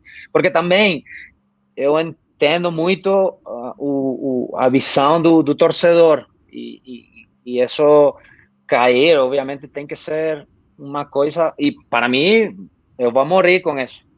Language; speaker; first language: Portuguese; non-native, fluent; Spanish